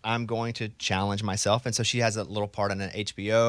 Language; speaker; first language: English; native; English